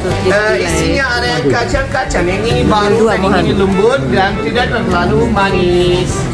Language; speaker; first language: Indonesian; non-native, fluent; Turkish